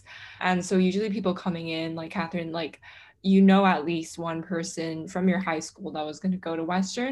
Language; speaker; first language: English; non-native, local second language; Cantonese